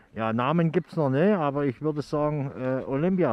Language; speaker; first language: German; native; German